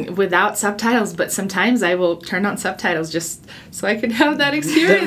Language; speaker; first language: English; non-native, fluent; Russian